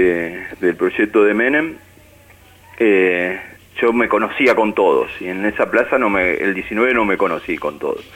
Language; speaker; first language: Spanish; native; Spanish